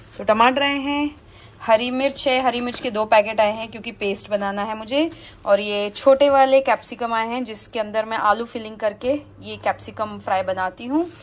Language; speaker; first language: Hindi; non-native, local second language; Marathi